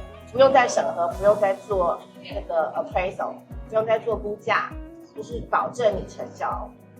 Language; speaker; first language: Chinese; native; Chinese